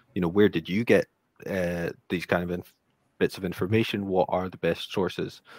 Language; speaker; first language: English; native; English